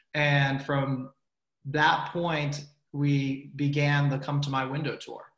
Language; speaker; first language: English; native; English